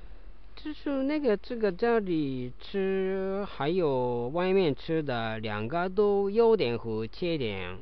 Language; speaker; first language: Chinese; non-native, learner; Japanese